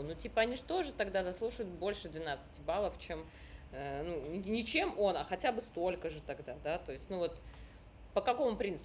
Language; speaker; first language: Russian; native; Russian